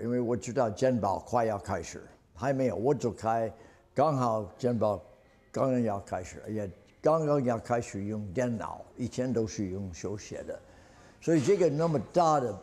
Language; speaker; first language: Chinese; non-native, fluent; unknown